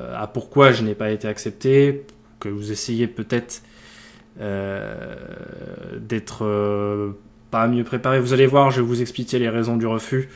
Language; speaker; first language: French; native; French